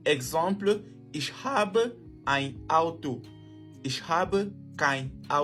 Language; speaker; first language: German; non-native, fluent; French